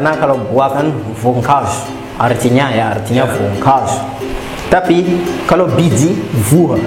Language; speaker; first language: Indonesian; non-native, fluent; Malagasy